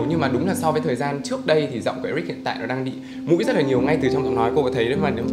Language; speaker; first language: Vietnamese; native; Vietnamese